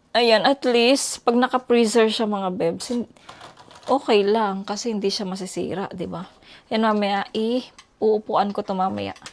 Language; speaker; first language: Filipino; native; Filipino